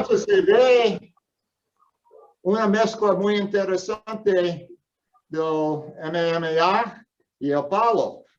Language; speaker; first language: Spanish; non-native, fluent; English